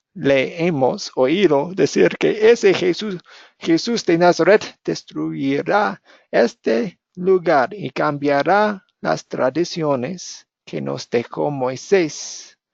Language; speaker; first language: Spanish; non-native, fluent; English